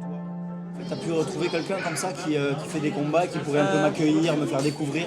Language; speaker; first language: French; native; French